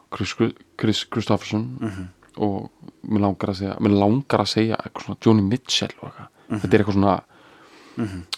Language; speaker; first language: Icelandic; early bilingual, heritage; Icelandic